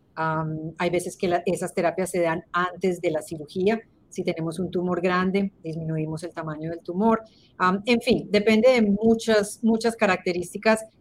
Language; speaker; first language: Spanish; native; Spanish